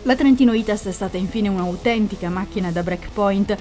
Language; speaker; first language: Italian; native; Italian